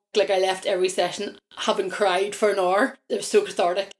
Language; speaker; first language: English; native; English